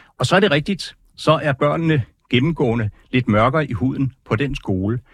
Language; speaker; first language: Danish; native; Danish